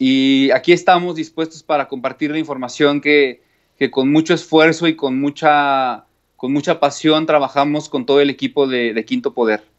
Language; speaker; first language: Spanish; native; Spanish